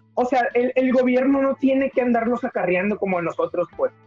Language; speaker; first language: Spanish; native; Spanish